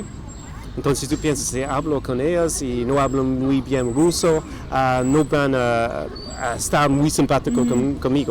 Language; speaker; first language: Spanish; non-native, fluent; English